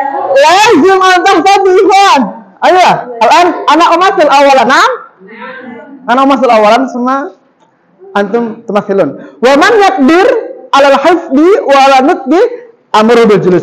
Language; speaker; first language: Arabic; non-native, fluent; Indonesian